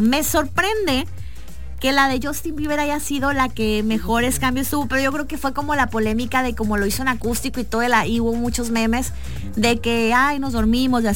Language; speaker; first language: Spanish; native; Spanish